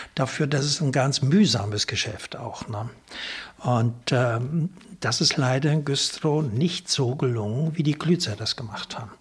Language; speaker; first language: German; native; German